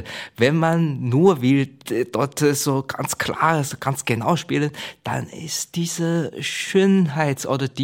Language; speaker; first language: German; non-native, fluent; Chinese